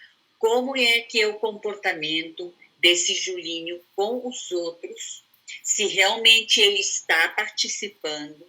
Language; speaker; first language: Portuguese; non-native, fluent; Spanish